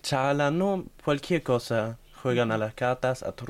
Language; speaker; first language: Spanish; non-native, fluent; German